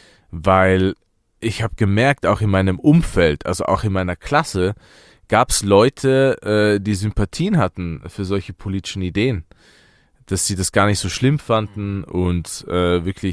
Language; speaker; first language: German; early bilingual, other home language; Persian